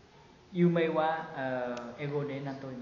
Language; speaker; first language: Japanese; non-native, learner; Vietnamese